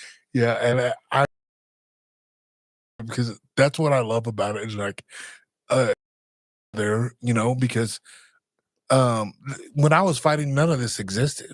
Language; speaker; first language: English; native; English